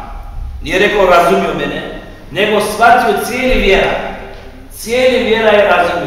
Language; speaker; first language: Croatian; non-native, fluent; Turkish